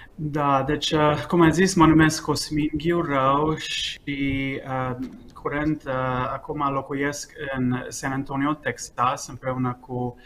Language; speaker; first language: Romanian; early bilingual, heritage; Romanian